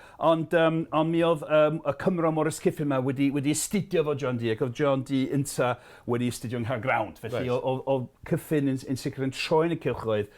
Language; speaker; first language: Welsh; non-native, fluent; English